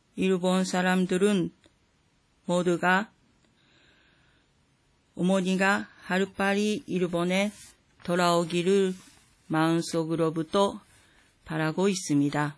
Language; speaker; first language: Korean; non-native, fluent; Japanese